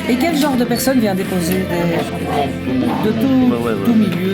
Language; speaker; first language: French; native; French